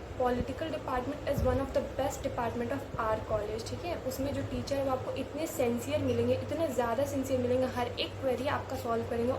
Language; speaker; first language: Hindi; native; Hindi